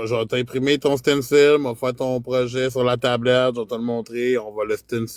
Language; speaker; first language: French; native; French